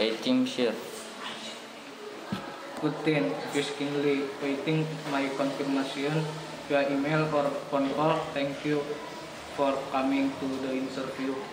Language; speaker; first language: English; non-native, learner; Indonesian